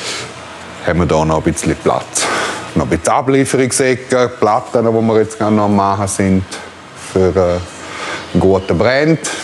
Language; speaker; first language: German; native; German